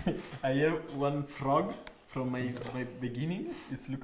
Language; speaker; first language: English; non-native, fluent; Italian